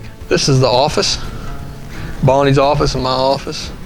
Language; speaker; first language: English; native; English